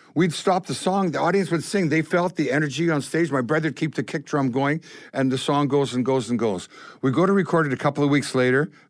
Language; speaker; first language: English; native; English